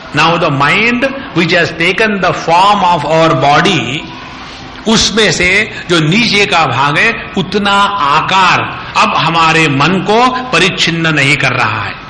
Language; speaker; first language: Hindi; non-native, local second language; Marathi